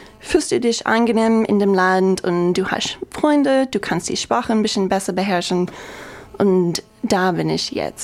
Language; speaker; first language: German; non-native, fluent; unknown